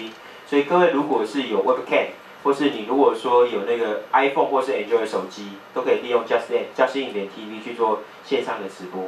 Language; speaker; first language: Chinese; native; Chinese